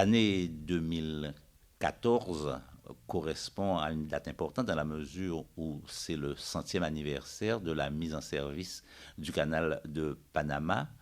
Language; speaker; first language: French; native; French